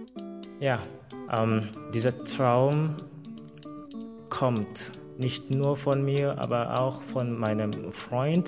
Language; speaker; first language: German; non-native, fluent; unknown